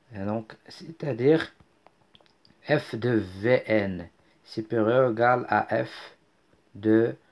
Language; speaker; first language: French; non-native, local second language; Arabic